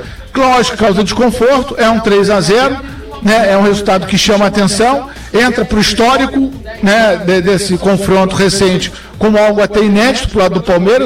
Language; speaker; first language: Portuguese; native; Portuguese